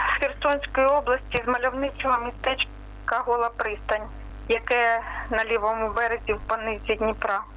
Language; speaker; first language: Ukrainian; non-native, local second language; Russian